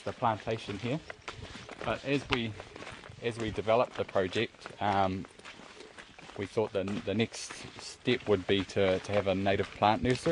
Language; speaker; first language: English; native; English